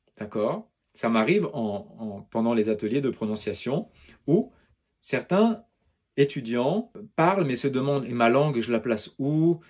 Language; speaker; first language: French; native; French